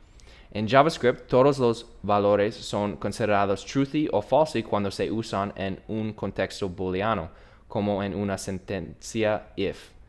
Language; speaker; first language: Spanish; non-native, learner; English